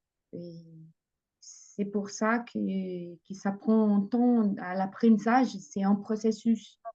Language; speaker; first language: French; non-native, fluent; Portuguese